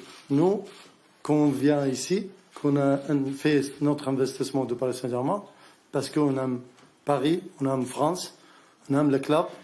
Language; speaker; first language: French; non-native, learner; Arabic